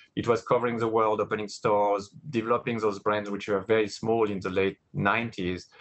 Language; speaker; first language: English; non-native, fluent; French